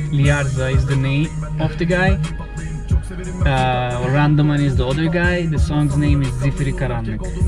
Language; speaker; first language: English; non-native, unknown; Turkish